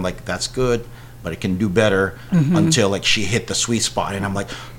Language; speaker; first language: English; non-native, local second language; Filipino